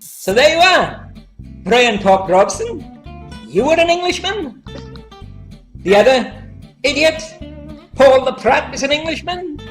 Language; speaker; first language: English; native; English